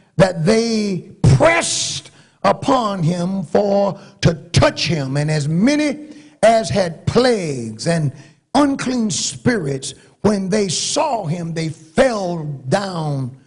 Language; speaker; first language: English; native; English